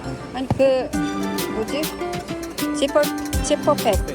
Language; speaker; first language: Korean; non-native, learner; Filipino